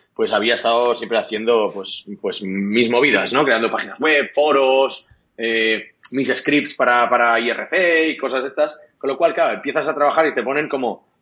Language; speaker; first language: Spanish; non-native, local second language; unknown